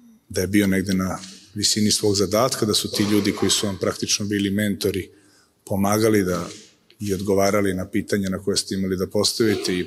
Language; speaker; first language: Serbian; native; Serbian